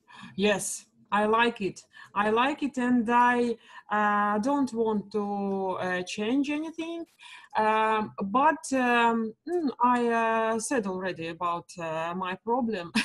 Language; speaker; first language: English; non-native, learner; Russian